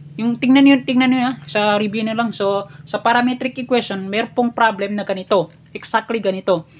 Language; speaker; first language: Filipino; native; Filipino